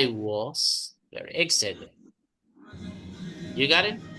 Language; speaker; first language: English; non-native, fluent; Spanish